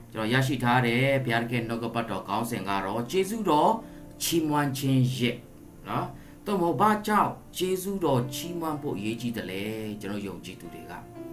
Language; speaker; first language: Burmese; non-native, local second language; Tedim Chin